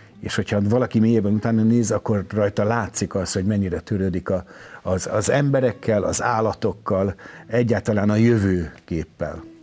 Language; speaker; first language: Hungarian; native; Hungarian